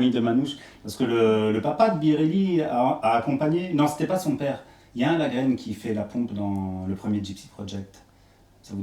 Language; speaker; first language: French; native; French